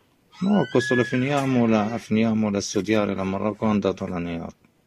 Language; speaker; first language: Italian; non-native, learner; Arabic